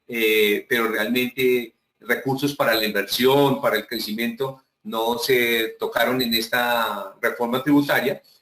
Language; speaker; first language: Spanish; native; Spanish